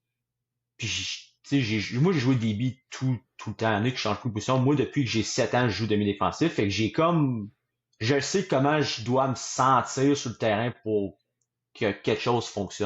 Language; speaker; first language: French; native; French